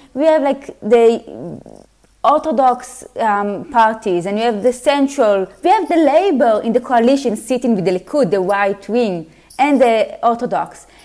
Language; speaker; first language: English; non-native, fluent; Hebrew